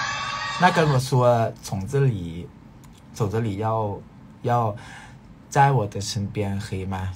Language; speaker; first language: Chinese; non-native, learner; Thai